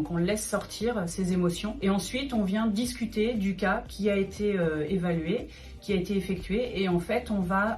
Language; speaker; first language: French; native; French